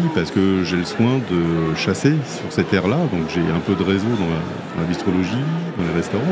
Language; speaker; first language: French; native; French